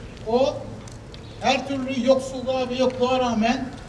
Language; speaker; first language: Turkish; native; Turkish